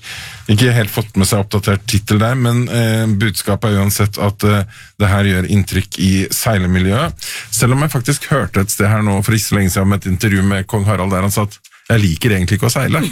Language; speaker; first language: Norwegian; native; Norwegian